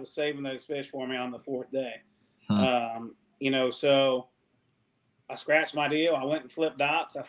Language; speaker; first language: English; native; English